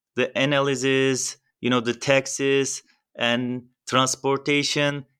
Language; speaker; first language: English; non-native, fluent; Turkish